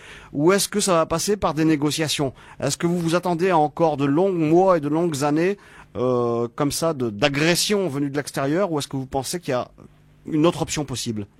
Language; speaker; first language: French; native; French